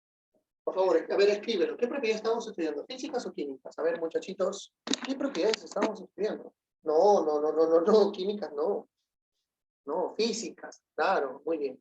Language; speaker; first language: Spanish; native; Spanish